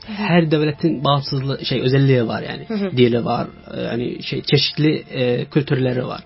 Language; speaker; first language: Turkish; non-native, fluent; Arabic